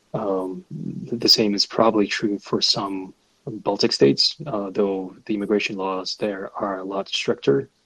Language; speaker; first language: English; non-native, fluent; Russian